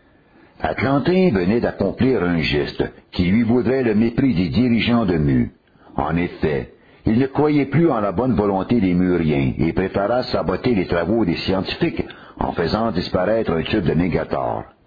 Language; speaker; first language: French; native; French